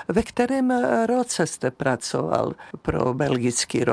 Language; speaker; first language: Czech; native; Czech